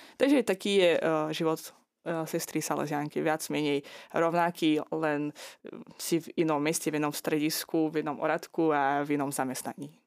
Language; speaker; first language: Slovak; non-native, fluent; Azerbaijani